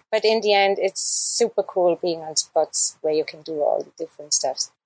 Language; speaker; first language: English; non-native, fluent; German